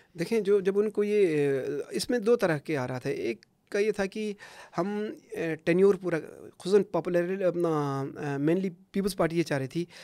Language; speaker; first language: Urdu; non-native, local second language; Punjabi